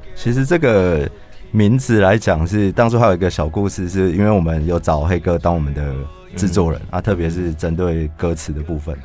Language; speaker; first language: Chinese; native; Chinese